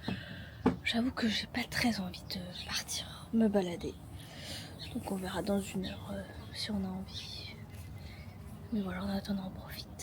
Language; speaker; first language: French; native; French